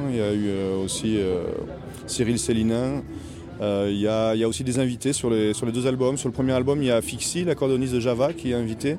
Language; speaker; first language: French; native; French